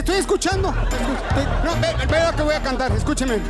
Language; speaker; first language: Spanish; native; Spanish